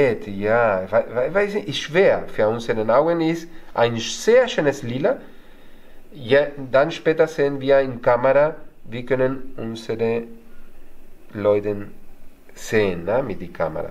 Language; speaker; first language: German; non-native, fluent; Spanish